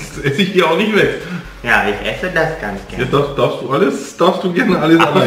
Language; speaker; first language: German; non-native, learner; Indonesian